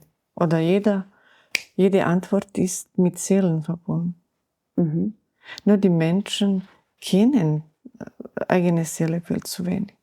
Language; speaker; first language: German; non-native, learner; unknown